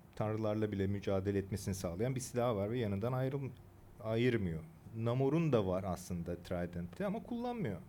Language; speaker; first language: Turkish; early bilingual, other home language; Korean